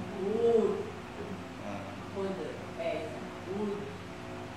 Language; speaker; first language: Arabic; non-native, learner; Malay